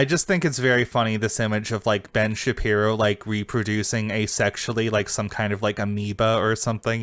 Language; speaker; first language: English; native; English